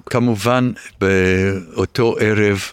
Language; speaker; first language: Hebrew; early bilingual, other home language; English